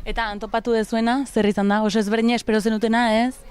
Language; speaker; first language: Basque; native; Basque